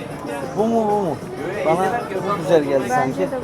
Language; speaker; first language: Turkish; native; Turkish